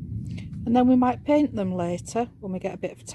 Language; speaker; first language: English; native; English